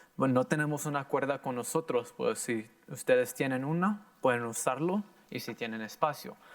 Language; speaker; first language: Spanish; early bilingual, heritage; Spanish